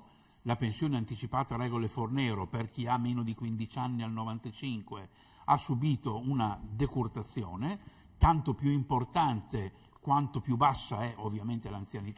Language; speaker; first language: Italian; native; Italian